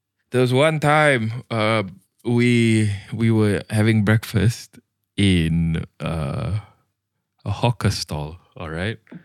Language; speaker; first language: English; non-native, local second language; Malay